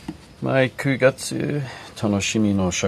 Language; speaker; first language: Japanese; non-native, learner; English